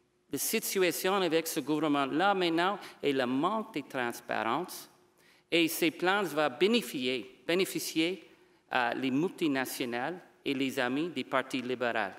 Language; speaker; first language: French; non-native, fluent; English